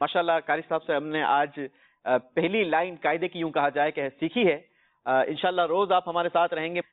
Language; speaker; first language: Urdu; native; Urdu